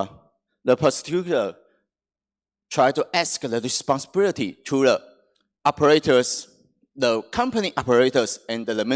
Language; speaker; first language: English; non-native, fluent; Chinese